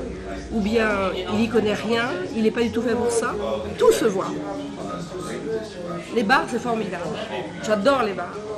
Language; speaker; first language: French; native; French